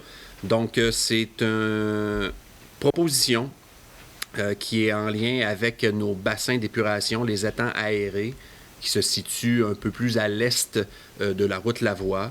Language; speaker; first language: French; native; French